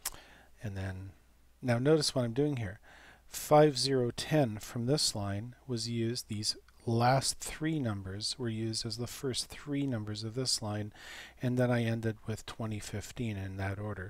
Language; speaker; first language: English; native; English